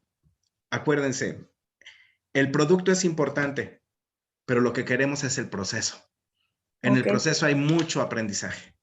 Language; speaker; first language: Spanish; native; Spanish